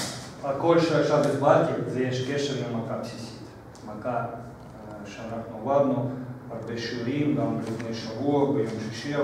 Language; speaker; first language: Hebrew; non-native, fluent; Russian